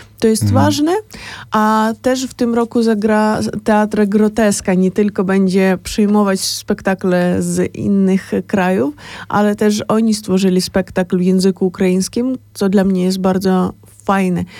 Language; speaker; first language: Polish; non-native, fluent; Ukrainian